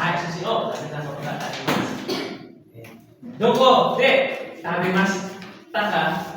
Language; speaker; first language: Japanese; non-native, fluent; Indonesian